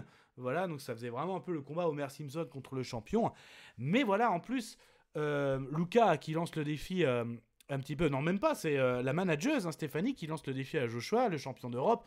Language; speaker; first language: French; native; French